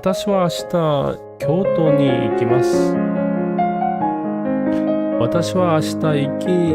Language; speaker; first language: Japanese; non-native, learner; English